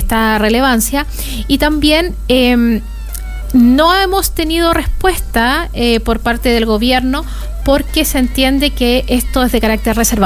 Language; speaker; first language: Spanish; native; Spanish